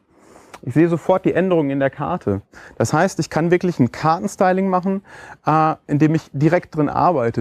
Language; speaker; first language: German; native; German